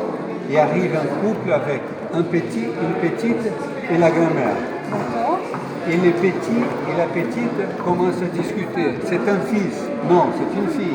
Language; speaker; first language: French; non-native, fluent; Portuguese